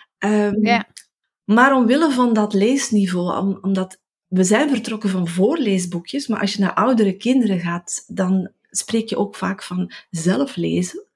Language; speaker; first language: Dutch; native; Dutch